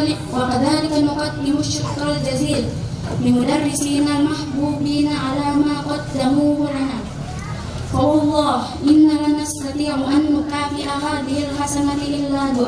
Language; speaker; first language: Arabic; non-native, learner; Indonesian